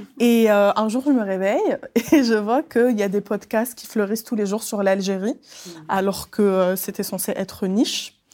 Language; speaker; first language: French; early bilingual, other home language; Arabic